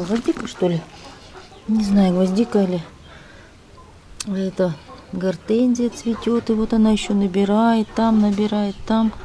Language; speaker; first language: Russian; native; Russian